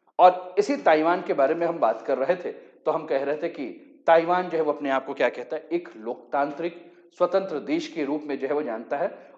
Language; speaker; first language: Hindi; native; Hindi